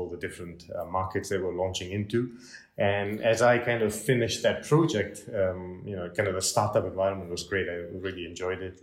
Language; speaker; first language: English; non-native, local second language; Tamil